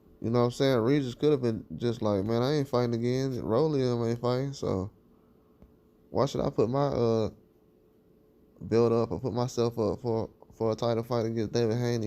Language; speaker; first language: English; native; English